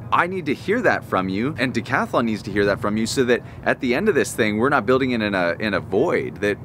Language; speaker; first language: English; native; English